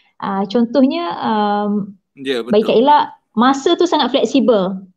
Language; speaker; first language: Malay; native; Malay